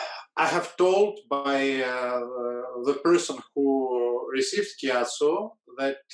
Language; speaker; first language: English; non-native, learner; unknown